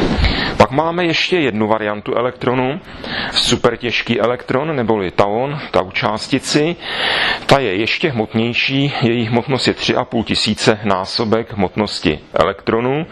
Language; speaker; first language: Czech; native; Czech